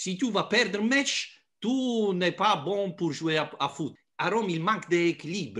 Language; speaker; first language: French; non-native, fluent; Italian